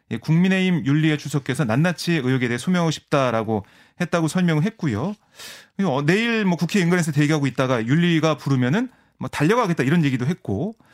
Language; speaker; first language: Korean; native; Korean